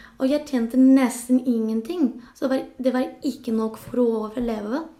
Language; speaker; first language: Norwegian; non-native, local second language; Spanish